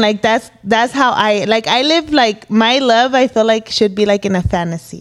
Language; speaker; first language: English; early bilingual, other home language; Spanish